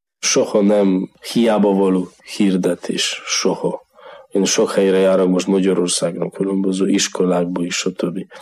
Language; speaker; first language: Hungarian; non-native, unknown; Polish